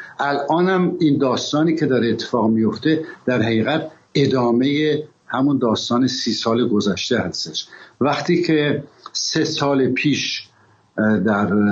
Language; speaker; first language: Persian; non-native, local second language; Azerbaijani